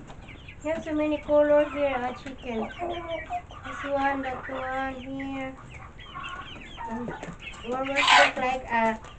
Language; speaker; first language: English; non-native, learner; Filipino